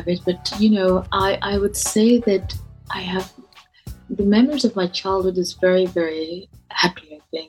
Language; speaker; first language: English; non-native, local second language; Igbo